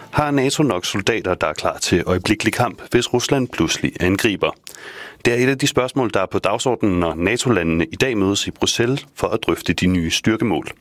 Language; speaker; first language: Danish; native; Danish